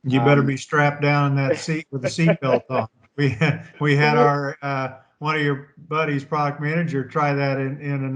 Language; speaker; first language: English; native; English